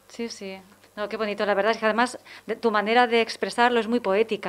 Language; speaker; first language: Spanish; native; Spanish